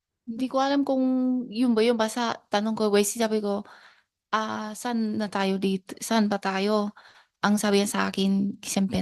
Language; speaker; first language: Filipino; non-native, learner; Chinese